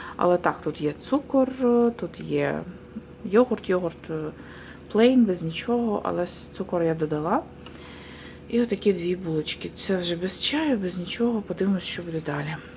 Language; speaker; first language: Ukrainian; non-native, local second language; Russian